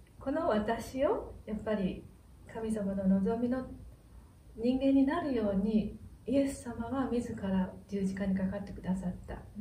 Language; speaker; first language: Japanese; native; Japanese